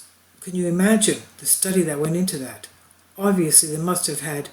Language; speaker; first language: English; non-native, fluent; Greek